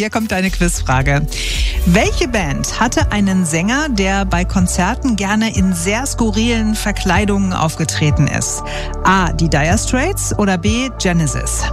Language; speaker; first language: German; native; German